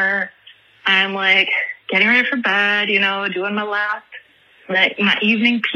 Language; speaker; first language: English; native; English